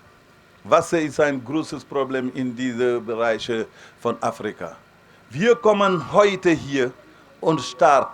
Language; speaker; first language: German; non-native, fluent; Wolof